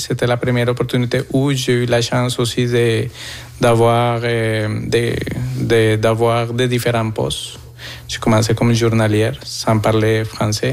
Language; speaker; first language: French; non-native, fluent; Spanish